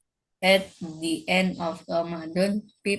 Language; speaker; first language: English; non-native, learner; Indonesian